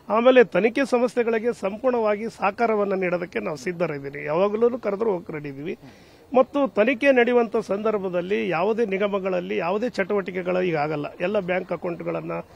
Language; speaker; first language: Kannada; native; Kannada